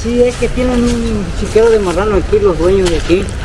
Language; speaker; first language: Spanish; native; Spanish